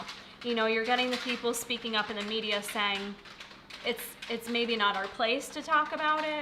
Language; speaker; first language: English; native; English